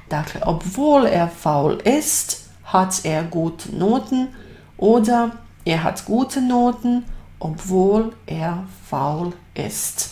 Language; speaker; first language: German; non-native, fluent; Bosnian